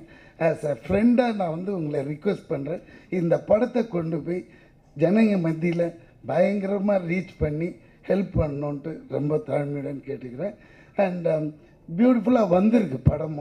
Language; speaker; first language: Tamil; native; Tamil